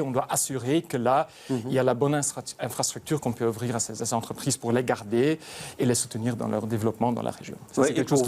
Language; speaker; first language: French; native; French